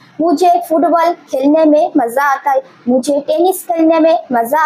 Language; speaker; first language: Hindi; non-native, local second language; Bangla